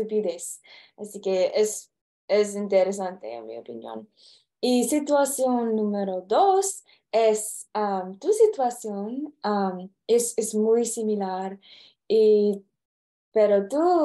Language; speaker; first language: Spanish; non-native, learner; English